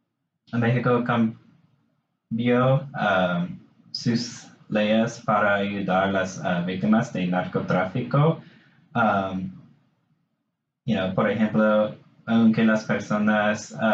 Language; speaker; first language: Spanish; non-native, learner; English